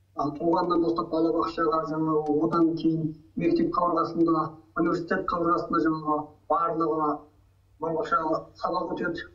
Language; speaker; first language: Kazakh; early bilingual, heritage; Kazakh